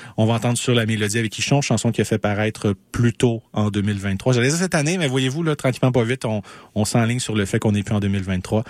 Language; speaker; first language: French; native; French